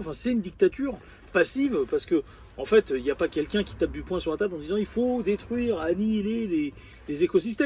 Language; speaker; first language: French; native; French